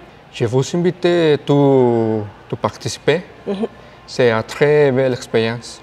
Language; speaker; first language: French; non-native, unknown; Spanish